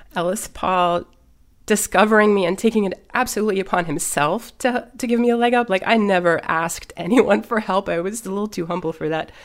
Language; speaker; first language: English; early bilingual, other home language; German